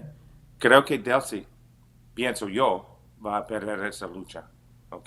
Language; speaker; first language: Spanish; non-native, fluent; English